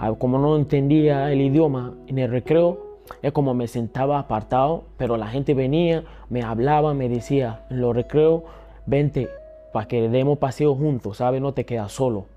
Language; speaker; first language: Spanish; early bilingual, other home language; Akan